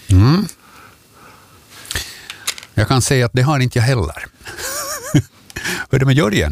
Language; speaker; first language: Swedish; native; Swedish